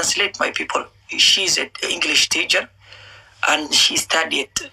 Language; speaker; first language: English; non-native, learner; Somali